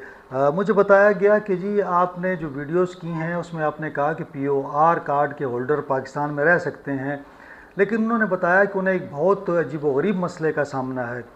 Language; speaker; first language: Urdu; native; Urdu